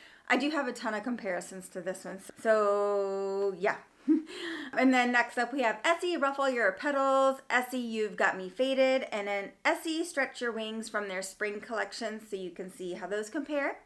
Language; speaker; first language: English; native; English